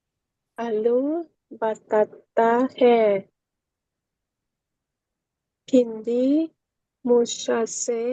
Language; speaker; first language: Hindi; non-native, learner; Thai